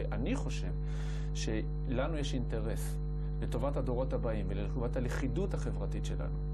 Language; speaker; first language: Hebrew; native; Hebrew